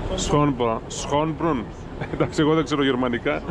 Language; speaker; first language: Greek; native; Greek